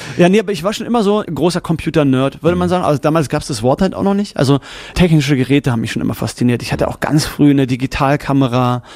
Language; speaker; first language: German; native; German